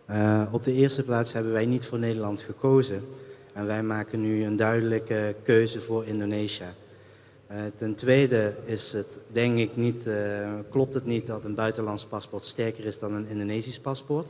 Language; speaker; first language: Dutch; early bilingual, other home language; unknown